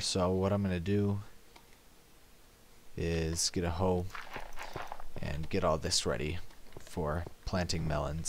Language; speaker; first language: English; native; English